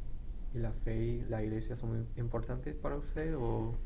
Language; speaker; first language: Spanish; non-native, fluent; English